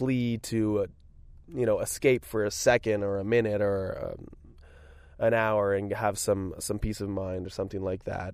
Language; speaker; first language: English; native; English